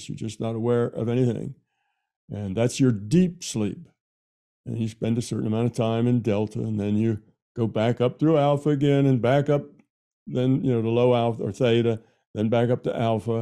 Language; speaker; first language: English; native; English